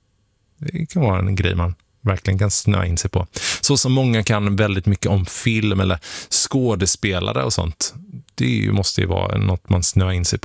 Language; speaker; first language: Swedish; native; Swedish